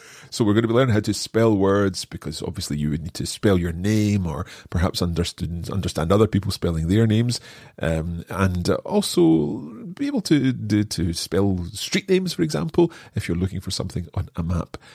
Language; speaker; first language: English; native; English